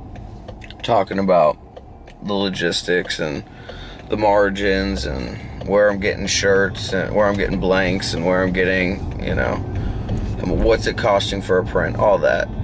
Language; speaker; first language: English; native; English